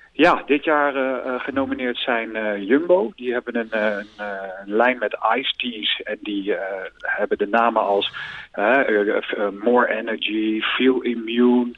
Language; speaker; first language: Dutch; native; Dutch